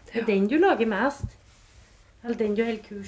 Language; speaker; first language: Norwegian; native; Norwegian